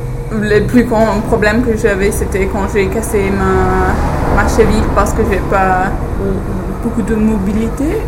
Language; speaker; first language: French; non-native, learner; English